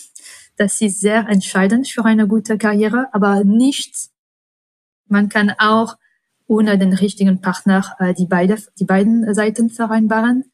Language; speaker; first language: German; non-native, fluent; French